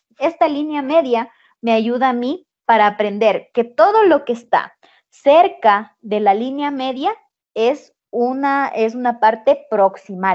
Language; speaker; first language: Spanish; native; Spanish